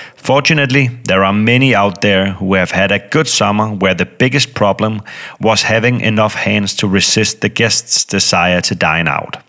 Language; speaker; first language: English; non-native, fluent; Danish